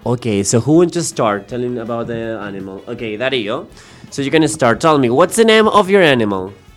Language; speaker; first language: English; non-native, fluent; Spanish